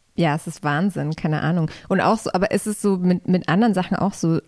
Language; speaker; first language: German; early bilingual, other home language; Polish